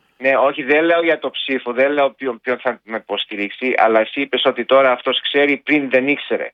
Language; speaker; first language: Greek; non-native, fluent; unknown